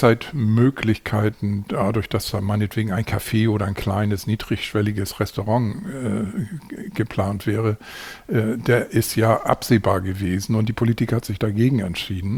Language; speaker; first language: German; native; German